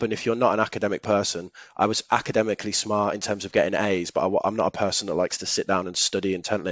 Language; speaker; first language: English; native; English